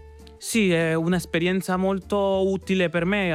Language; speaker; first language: Italian; non-native, fluent; Spanish